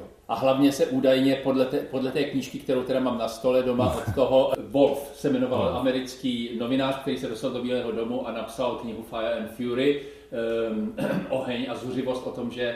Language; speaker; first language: Czech; native; Czech